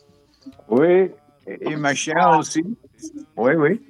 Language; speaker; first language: French; non-native, learner; Dutch